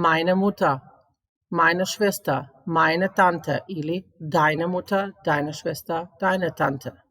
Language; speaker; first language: German; non-native, fluent; Macedonian